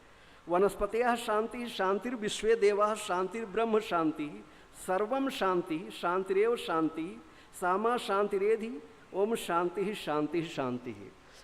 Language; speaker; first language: Hindi; native; Hindi